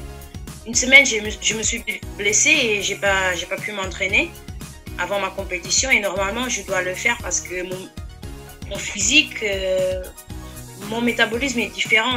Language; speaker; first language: French; non-native, fluent; Portuguese